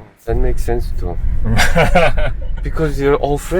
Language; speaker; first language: English; non-native, fluent; Korean